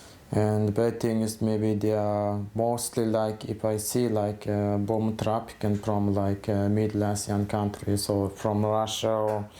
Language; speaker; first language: English; non-native, fluent; Mongolian